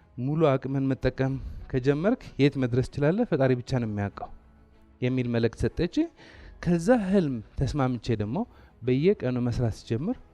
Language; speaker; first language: Amharic; non-native, local second language; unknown